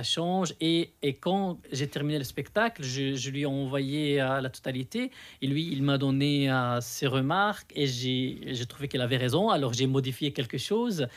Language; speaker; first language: French; non-native, fluent; Arabic